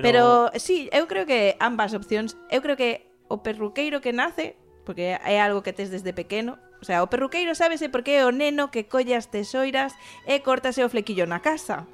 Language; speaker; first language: Galician; non-native, local second language; Spanish